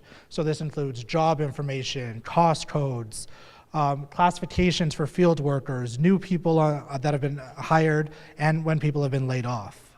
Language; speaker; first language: English; native; English